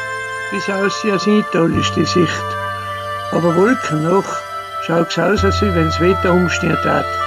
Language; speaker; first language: German; native; German